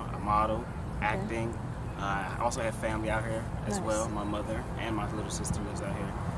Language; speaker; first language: English; native; English